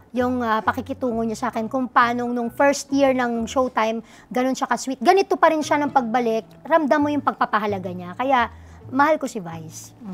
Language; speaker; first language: Filipino; native; Filipino